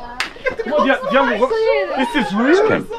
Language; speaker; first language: German; native; German